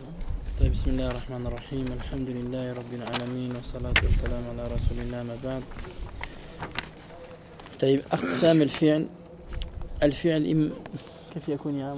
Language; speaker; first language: Arabic; non-native, fluent; French